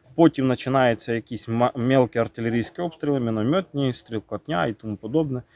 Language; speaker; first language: Ukrainian; native; Ukrainian